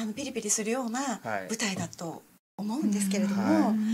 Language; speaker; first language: Japanese; native; Japanese